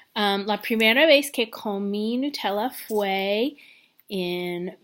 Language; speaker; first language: Spanish; non-native, fluent; English